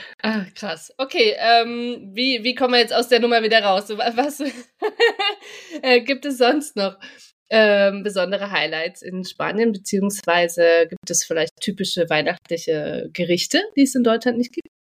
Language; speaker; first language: German; native; German